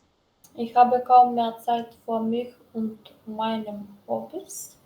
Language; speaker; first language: German; non-native, learner; Macedonian